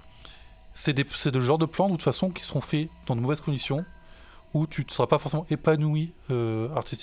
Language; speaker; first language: French; native; French